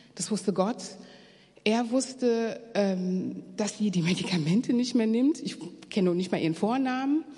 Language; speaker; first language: German; native; German